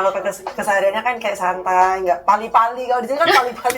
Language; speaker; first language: Indonesian; native; Indonesian